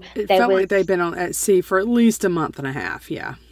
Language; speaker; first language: English; native; English